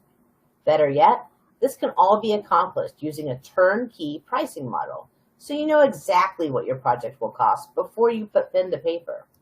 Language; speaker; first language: English; native; English